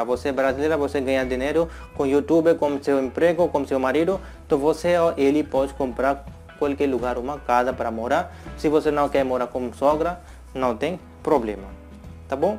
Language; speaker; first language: Portuguese; non-native, learner; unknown